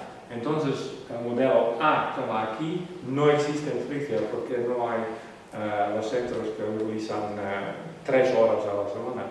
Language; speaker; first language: Spanish; non-native, fluent; Western Frisian